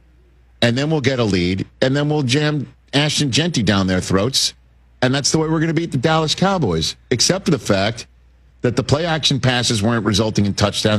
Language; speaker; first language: English; native; English